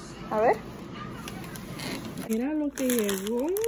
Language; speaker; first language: Spanish; early bilingual, heritage; Spanish